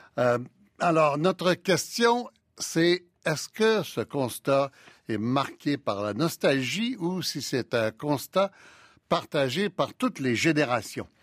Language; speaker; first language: French; native; French